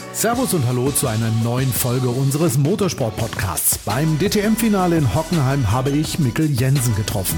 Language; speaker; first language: German; native; German